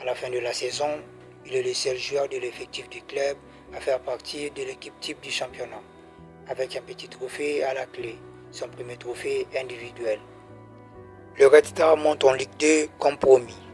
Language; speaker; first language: French; native; French